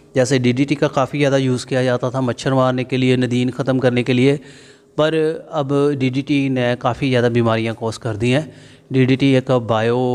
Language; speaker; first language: Hindi; non-native, local second language; Punjabi